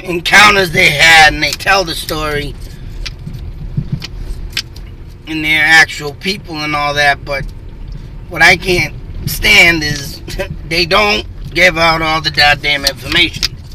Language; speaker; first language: English; native; English